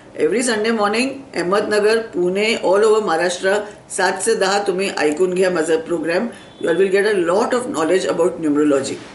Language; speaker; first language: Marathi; non-native, local second language; Sindhi